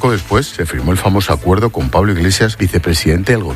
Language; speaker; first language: Spanish; native; Spanish